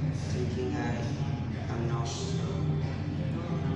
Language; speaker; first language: English; non-native, learner; Vietnamese